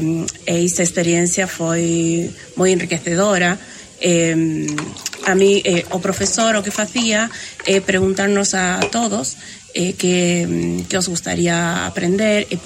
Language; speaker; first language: Galician; non-native, learner; Spanish